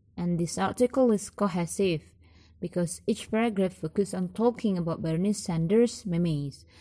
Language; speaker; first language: English; non-native, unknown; Indonesian